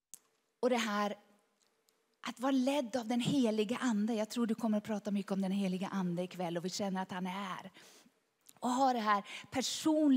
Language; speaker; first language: Swedish; native; Swedish